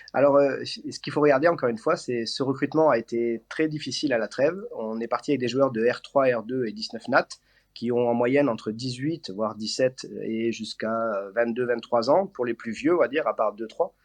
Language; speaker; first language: French; native; French